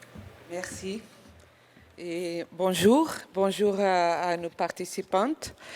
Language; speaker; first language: French; non-native, fluent; Portuguese